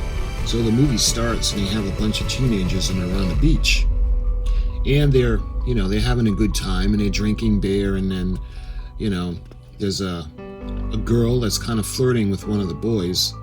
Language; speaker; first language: English; native; English